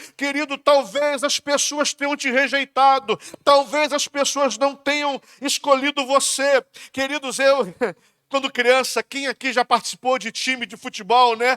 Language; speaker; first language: Portuguese; native; Portuguese